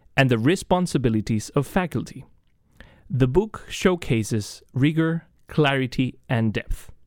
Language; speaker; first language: English; non-native, fluent; Spanish